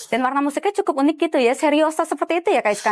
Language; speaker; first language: Indonesian; native; Indonesian